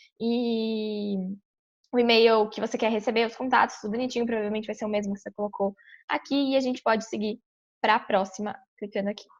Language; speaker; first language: Portuguese; native; Portuguese